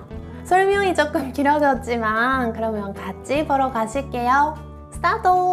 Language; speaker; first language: Korean; non-native, fluent; Japanese